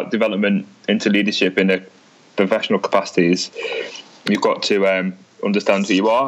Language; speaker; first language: English; native; English